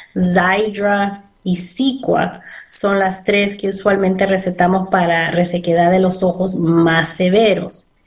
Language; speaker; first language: Spanish; early bilingual, heritage; Spanish